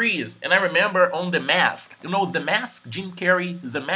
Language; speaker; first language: English; non-native, fluent; Portuguese